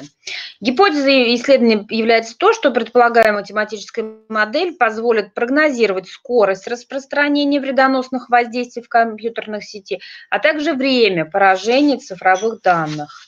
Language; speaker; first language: Russian; native; Russian